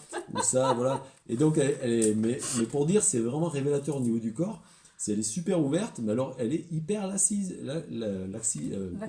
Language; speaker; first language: French; native; French